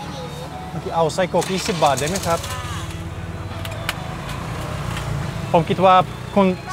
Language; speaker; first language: Thai; non-native, learner; Russian